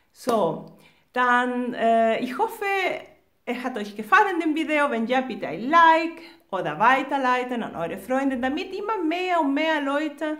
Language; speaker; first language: German; non-native, fluent; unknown